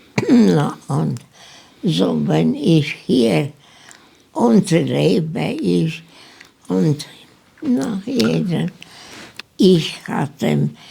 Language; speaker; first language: German; non-native, learner; Polish